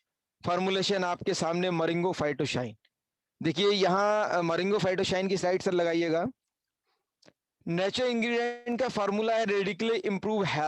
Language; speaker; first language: Hindi; native; Hindi